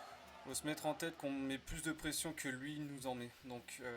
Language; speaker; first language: French; native; French